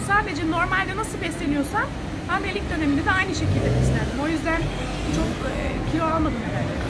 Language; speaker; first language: Turkish; early bilingual, heritage; Turkish